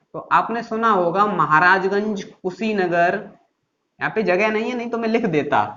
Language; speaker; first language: Hindi; native; Hindi